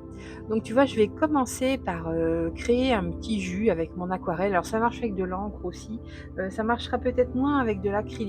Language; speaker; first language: French; native; French